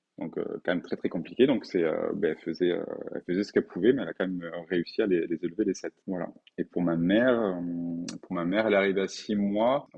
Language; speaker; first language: French; native; French